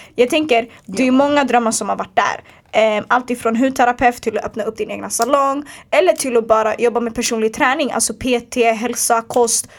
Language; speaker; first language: Swedish; early bilingual, other home language; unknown